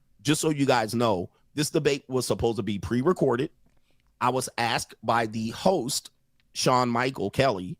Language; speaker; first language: English; native; English